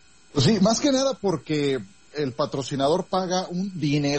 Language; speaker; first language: Spanish; native; Spanish